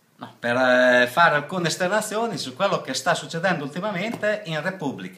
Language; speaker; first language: Italian; native; Italian